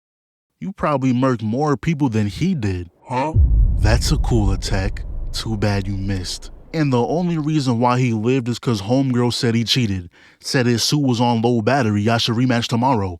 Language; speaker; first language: English; native; English